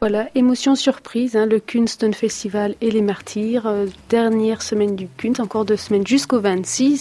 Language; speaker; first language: French; native; French